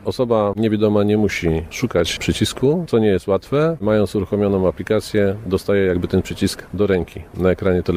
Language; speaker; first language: Polish; native; Polish